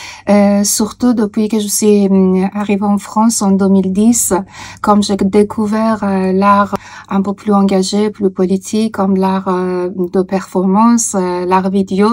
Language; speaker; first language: French; non-native, fluent; Persian